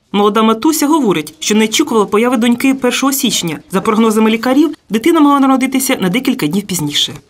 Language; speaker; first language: Ukrainian; native; Ukrainian